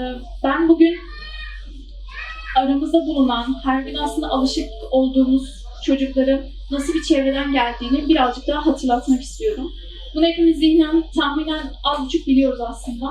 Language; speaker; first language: Turkish; native; Turkish